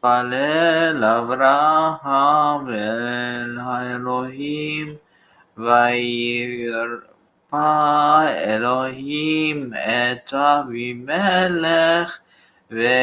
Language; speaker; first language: Hebrew; non-native, learner; English